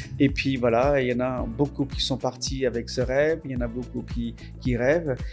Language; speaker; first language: French; non-native, fluent; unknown